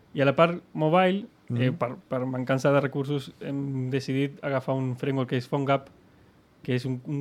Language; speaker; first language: Catalan; non-native, local second language; Spanish